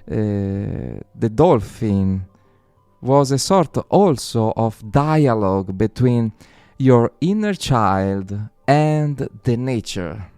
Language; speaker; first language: English; non-native, learner; Italian